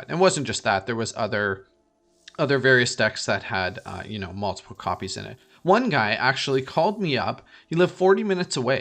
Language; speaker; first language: English; native; English